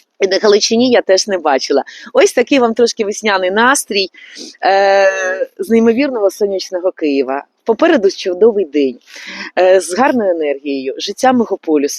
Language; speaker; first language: Ukrainian; native; Ukrainian